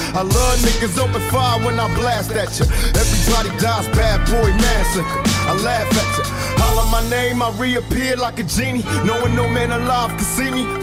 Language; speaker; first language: French; non-native, local second language; Haitian Creole